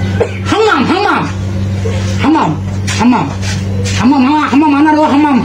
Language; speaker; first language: Arabic; non-native, learner; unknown